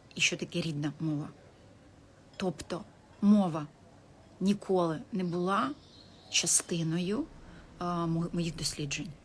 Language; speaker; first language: Ukrainian; non-native, local second language; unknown